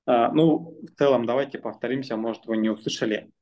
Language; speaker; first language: Russian; non-native, local second language; Kazakh